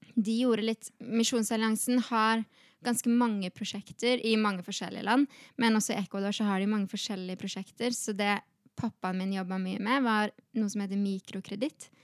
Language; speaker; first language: Norwegian; early bilingual, heritage; Norwegian